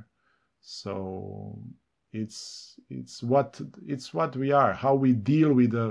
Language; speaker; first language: English; non-native, fluent; Serbian